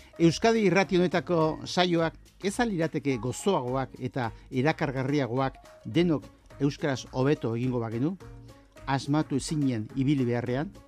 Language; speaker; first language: Basque; native; Basque